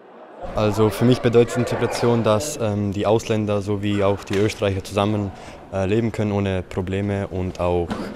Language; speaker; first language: German; early bilingual, other home language; Bosnian